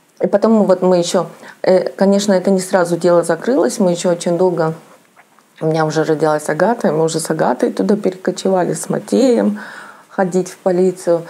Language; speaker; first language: Russian; native; Russian